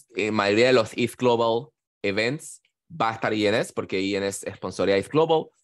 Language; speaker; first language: Spanish; native; Spanish